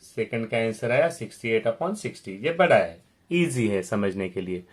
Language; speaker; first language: Hindi; non-native, local second language; Marathi